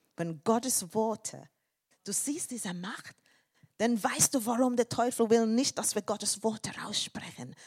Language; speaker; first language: German; non-native, fluent; English